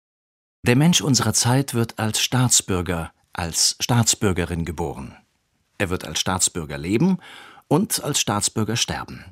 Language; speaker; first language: German; native; German